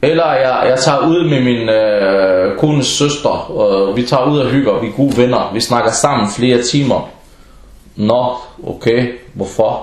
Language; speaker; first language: Danish; early bilingual, other home language; Arabic